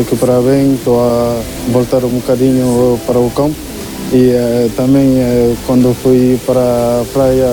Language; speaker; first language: Portuguese; non-native, learner; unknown